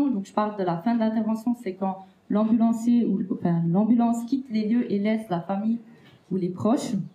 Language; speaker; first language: French; native; French